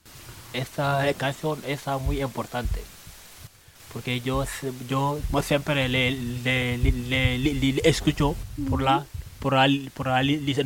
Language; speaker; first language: Spanish; non-native, learner; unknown